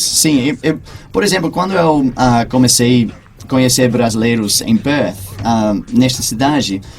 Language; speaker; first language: Portuguese; non-native, fluent; English